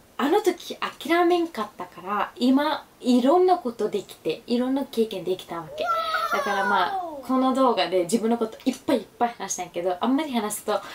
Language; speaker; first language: Japanese; non-native, fluent; Urdu